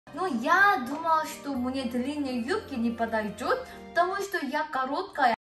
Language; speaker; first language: Russian; non-native, fluent; Korean